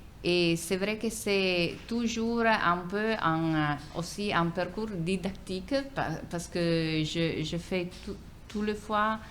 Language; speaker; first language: French; non-native, fluent; Italian